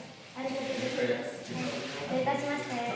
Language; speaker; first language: Japanese; non-native, learner; Indonesian